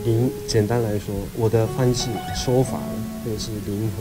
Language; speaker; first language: Chinese; non-native, fluent; Japanese